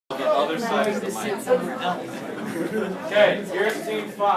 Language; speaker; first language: English; native; English